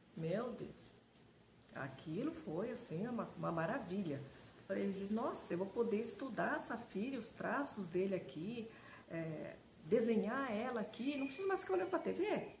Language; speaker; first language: Portuguese; early bilingual, other home language; Japanese